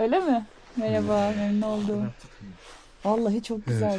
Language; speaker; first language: Turkish; native; Turkish